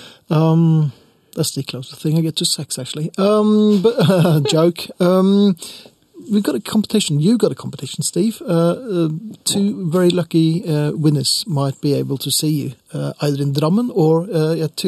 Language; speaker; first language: English; non-native, fluent; Norwegian